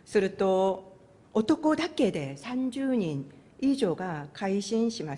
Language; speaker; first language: Japanese; non-native, fluent; Korean